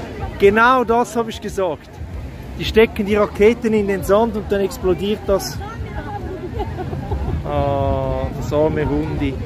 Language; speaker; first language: German; native; German